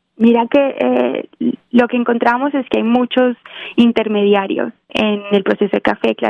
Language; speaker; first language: Spanish; native; Spanish